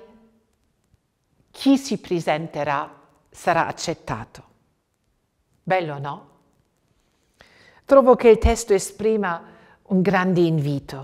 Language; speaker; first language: Italian; non-native, fluent; German